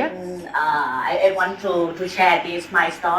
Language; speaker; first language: English; non-native, fluent; Thai